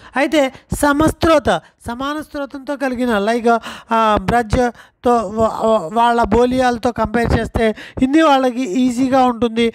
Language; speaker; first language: Telugu; non-native, local second language; Urdu